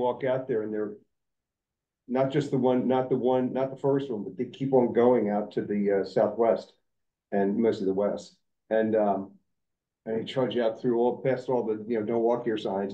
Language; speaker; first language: English; native; English